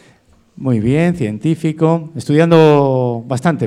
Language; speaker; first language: Spanish; native; Spanish